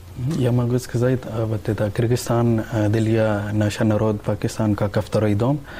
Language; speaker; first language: Russian; non-native, learner; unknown